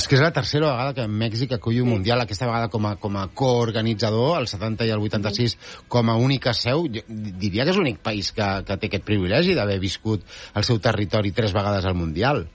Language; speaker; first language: Catalan; native; Catalan